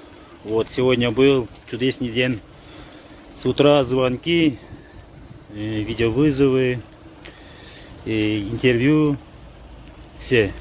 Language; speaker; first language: Russian; non-native, learner; Kyrgyz